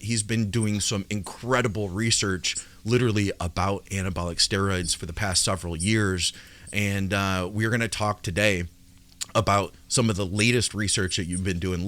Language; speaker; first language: English; native; English